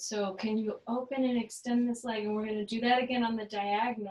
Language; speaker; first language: English; native; English